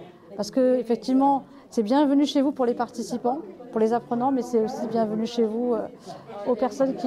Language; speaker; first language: French; native; French